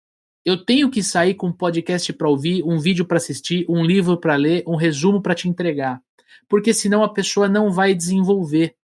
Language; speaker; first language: Portuguese; native; Portuguese